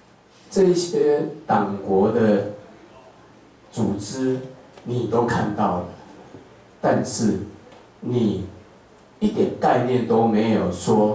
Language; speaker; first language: Chinese; native; Chinese